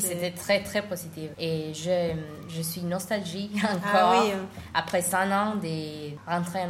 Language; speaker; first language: French; non-native, learner; Spanish